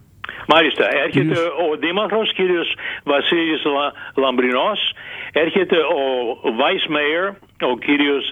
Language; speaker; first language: Greek; early bilingual, heritage; Greek